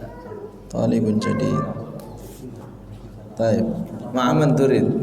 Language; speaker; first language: Arabic; non-native, fluent; Indonesian